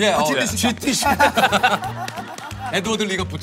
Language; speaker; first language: Korean; native; Korean